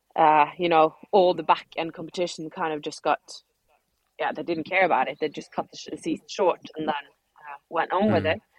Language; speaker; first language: English; non-native, fluent; Norwegian